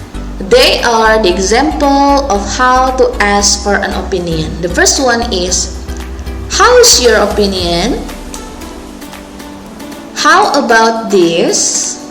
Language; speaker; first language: English; non-native, local second language; Indonesian